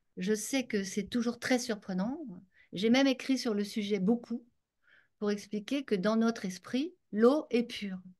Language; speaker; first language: French; native; French